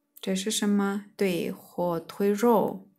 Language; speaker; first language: Chinese; non-native, fluent; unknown